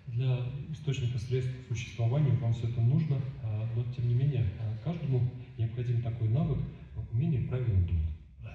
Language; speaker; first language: Russian; native; Russian